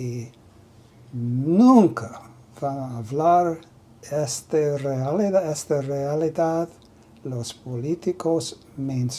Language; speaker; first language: Spanish; non-native, learner; English